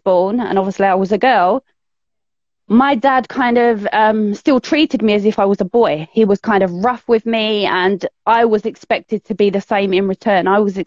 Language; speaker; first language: English; native; English